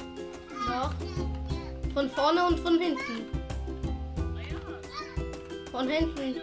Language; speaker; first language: German; early bilingual, other home language; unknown